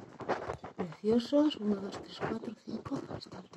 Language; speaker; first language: Spanish; native; Spanish